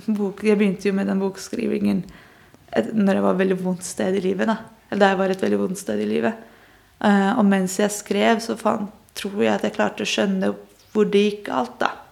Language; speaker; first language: Norwegian; early bilingual, other home language; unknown